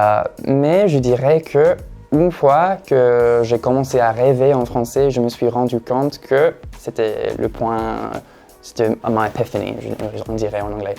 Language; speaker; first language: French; non-native, fluent; English